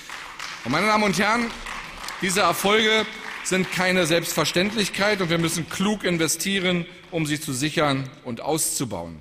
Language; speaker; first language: German; native; German